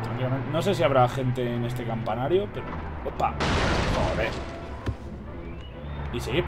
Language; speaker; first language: Spanish; native; Spanish